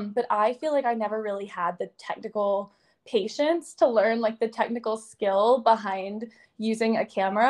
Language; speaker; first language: English; native; English